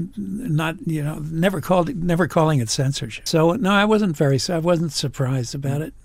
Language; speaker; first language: English; native; English